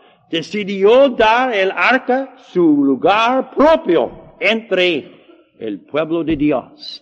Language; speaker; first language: Spanish; non-native, learner; English